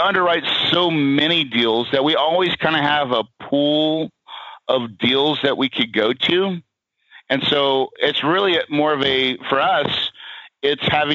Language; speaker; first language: English; native; English